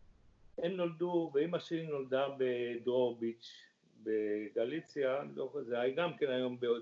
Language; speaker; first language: Hebrew; early bilingual, other home language; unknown